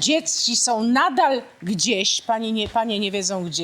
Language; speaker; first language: Polish; native; Polish